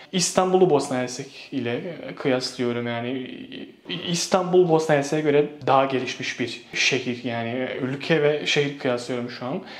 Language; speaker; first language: Turkish; non-native, fluent; Bosnian